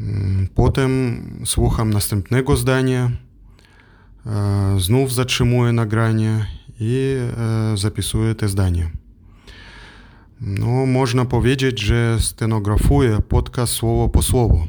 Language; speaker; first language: Polish; non-native, learner; German